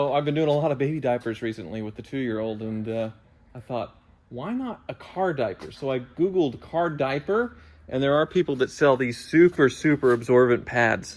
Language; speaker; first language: English; native; English